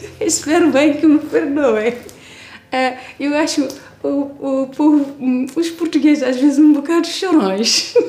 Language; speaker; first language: Portuguese; non-native, fluent; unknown